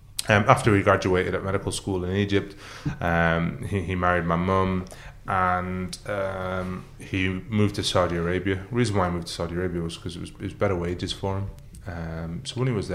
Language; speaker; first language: English; early bilingual, other home language; Arabic